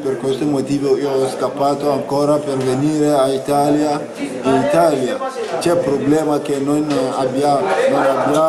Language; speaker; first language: Italian; non-native, learner; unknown